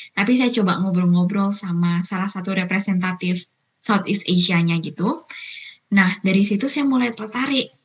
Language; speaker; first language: Indonesian; native; Indonesian